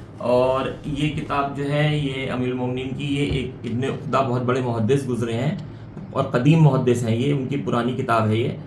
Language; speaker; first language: Urdu; native; Urdu